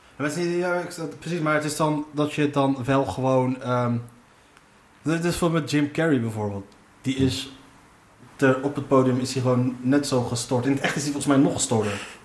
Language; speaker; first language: Dutch; early bilingual, other home language; Riffian